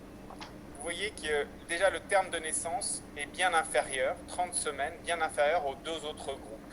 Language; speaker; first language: French; native; French